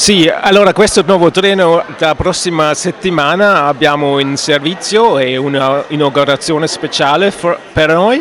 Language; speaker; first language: Italian; non-native, learner; German